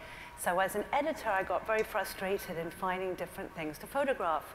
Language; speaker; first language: English; native; English